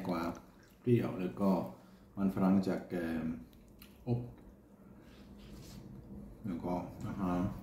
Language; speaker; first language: Thai; non-native, learner; Polish